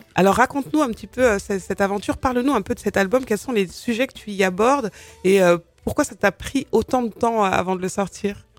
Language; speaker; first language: French; native; French